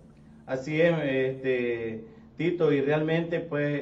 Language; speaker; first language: Spanish; native; Spanish